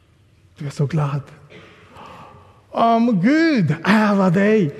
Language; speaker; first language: Swedish; non-native, fluent; English